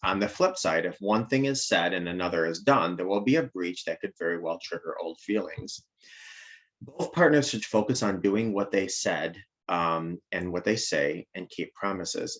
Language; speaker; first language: English; native; English